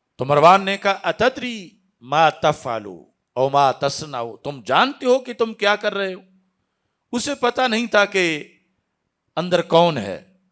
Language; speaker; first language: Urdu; non-native, local second language; Punjabi